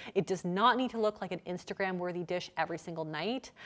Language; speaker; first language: English; native; English